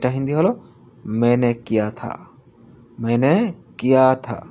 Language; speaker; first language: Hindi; non-native, fluent; Bangla